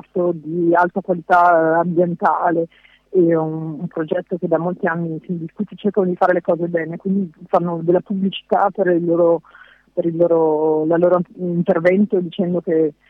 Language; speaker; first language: Italian; non-native, fluent; French